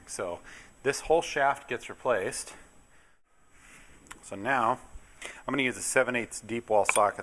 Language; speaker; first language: English; native; English